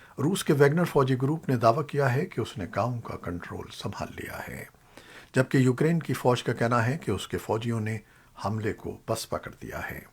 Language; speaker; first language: Urdu; native; Urdu